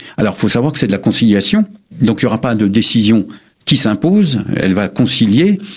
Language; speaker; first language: French; native; French